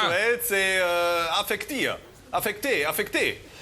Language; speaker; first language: French; non-native, learner; German